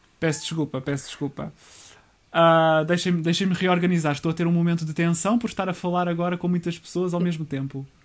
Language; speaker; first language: Portuguese; native; Portuguese